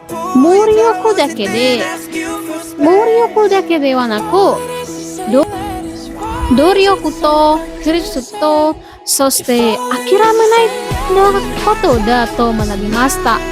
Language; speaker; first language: Japanese; non-native, learner; Indonesian